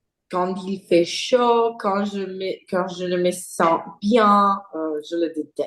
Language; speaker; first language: French; non-native, learner; English